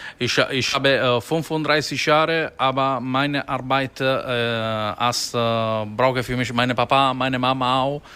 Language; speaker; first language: German; non-native, learner; Italian